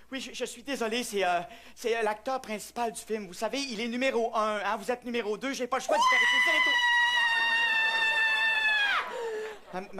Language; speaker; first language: French; native; French